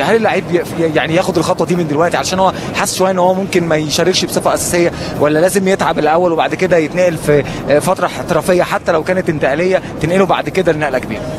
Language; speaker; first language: Arabic; native; Arabic